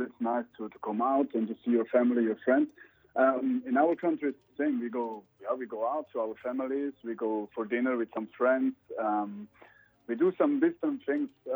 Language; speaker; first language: English; non-native, fluent; Swiss German